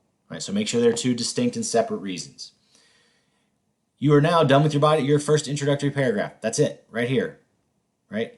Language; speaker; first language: English; native; English